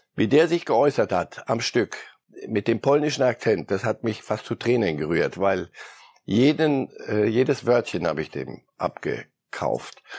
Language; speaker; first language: German; early bilingual, other home language; Polish